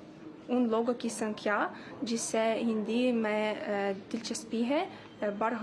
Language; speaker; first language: Hindi; non-native, learner; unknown